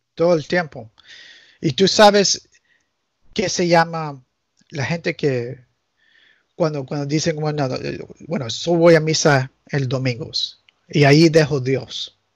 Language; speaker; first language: Spanish; early bilingual, heritage; Spanish